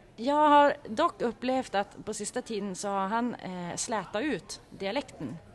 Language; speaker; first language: Swedish; native; Swedish